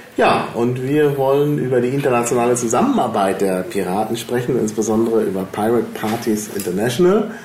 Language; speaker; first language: German; native; German